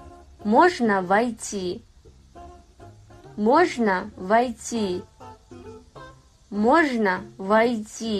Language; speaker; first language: Russian; non-native, fluent; Kazakh